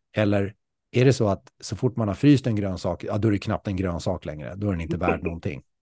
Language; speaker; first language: Swedish; native; Swedish